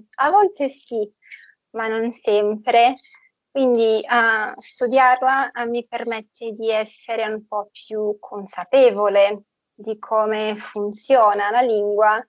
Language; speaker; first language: Italian; non-native, fluent; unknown